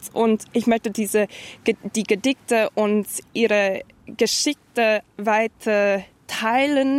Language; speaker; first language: German; non-native, fluent; English